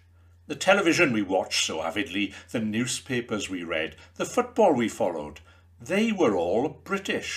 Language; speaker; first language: English; native; English